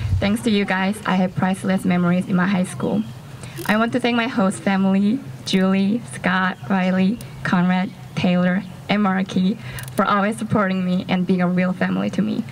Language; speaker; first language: English; non-native, fluent; Korean